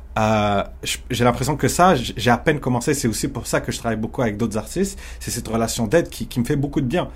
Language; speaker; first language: French; early bilingual, other home language; Arabic